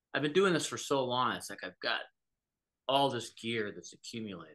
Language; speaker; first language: English; native; English